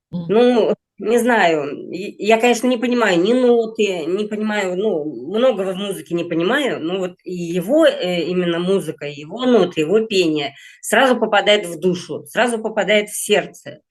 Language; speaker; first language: Russian; native; Russian